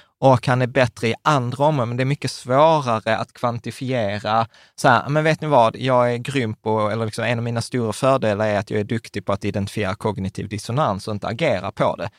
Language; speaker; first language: Swedish; early bilingual, other home language; Czech